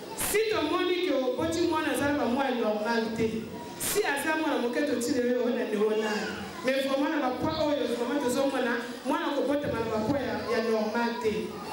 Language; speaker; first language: Lingala; native; Lingala